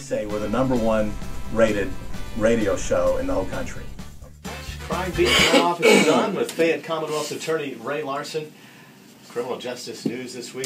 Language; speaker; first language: English; native; English